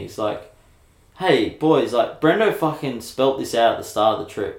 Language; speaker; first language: English; native; English